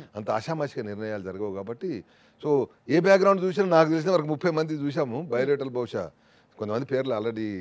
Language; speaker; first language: Telugu; native; Telugu